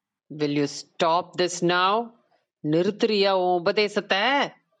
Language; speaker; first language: English; non-native, local second language; Tamil